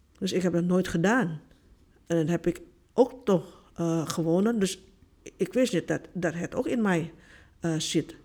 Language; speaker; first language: Dutch; non-native, fluent; Indonesian